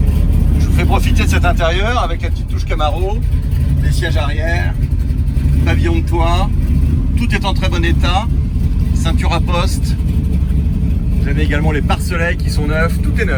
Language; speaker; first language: French; native; French